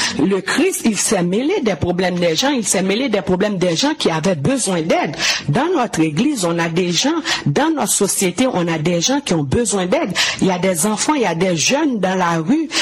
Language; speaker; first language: French; non-native, local second language; Haitian Creole